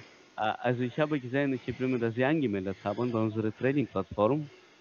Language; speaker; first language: German; non-native, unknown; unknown